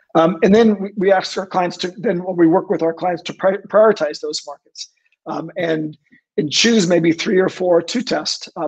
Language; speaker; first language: English; native; English